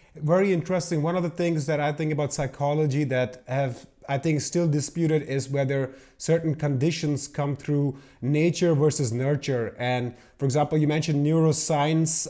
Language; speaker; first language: English; non-native, local second language; Urdu